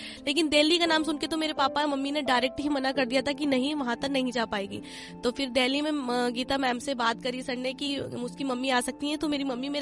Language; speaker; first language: Hindi; native; Hindi